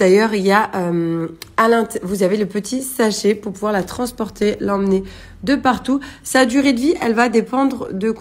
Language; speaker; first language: French; native; French